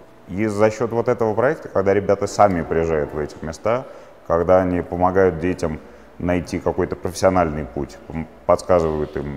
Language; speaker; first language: Russian; native; Russian